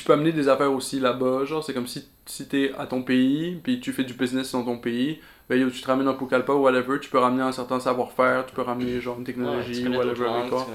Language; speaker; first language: French; native; French